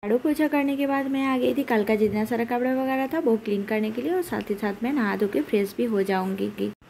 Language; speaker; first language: Hindi; non-native, local second language; Bangla